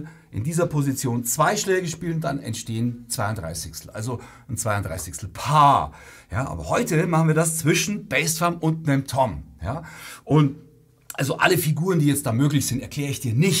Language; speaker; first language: German; native; German